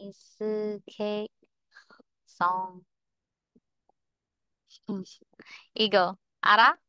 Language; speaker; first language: Korean; non-native, fluent; English